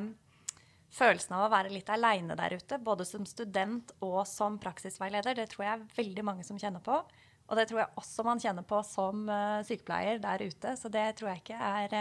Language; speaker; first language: Norwegian; native; Norwegian